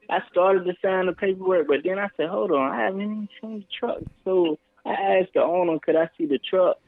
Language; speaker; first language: English; native; English